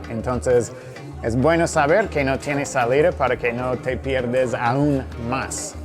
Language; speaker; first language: Spanish; non-native, fluent; English